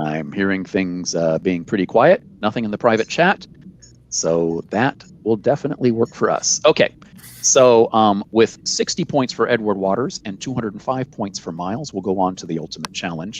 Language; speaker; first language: English; native; English